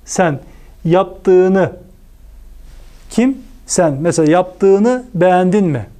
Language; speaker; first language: Turkish; native; Turkish